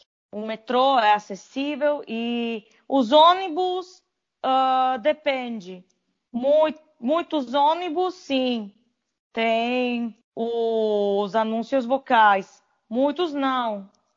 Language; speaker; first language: Portuguese; non-native, fluent; Italian